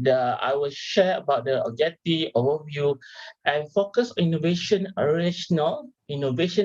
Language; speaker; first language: English; non-native, local second language; Malay